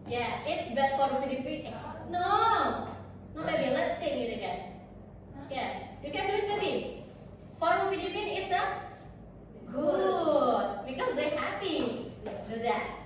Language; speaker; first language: English; non-native, learner; Indonesian